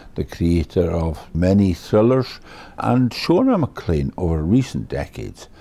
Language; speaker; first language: English; native; English